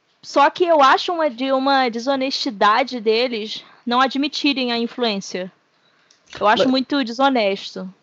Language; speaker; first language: Portuguese; native; Portuguese